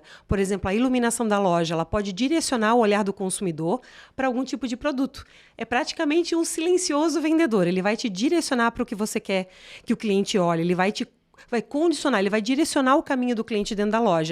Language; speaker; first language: Portuguese; native; Portuguese